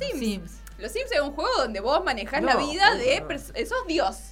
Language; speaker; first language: Spanish; native; Spanish